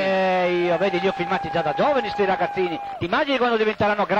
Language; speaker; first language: Italian; native; Italian